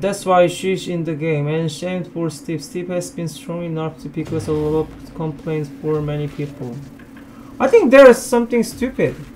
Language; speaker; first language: English; non-native, learner; Korean